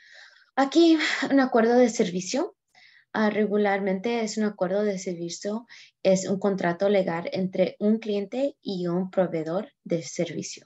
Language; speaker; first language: Spanish; early bilingual, heritage; Spanish